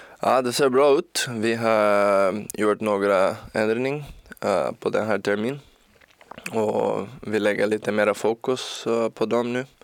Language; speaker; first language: Swedish; non-native, learner; Portuguese